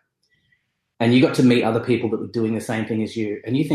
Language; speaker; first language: English; native; English